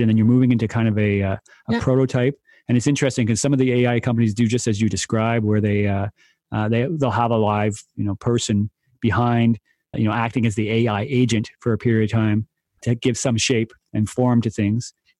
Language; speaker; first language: English; native; English